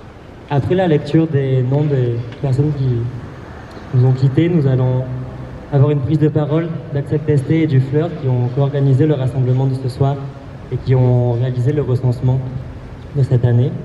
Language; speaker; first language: French; native; French